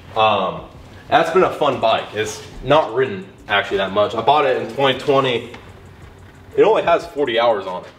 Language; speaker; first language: English; native; English